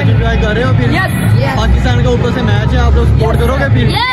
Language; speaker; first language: Urdu; non-native, local second language; Punjabi